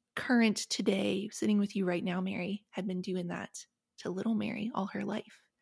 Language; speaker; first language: English; native; English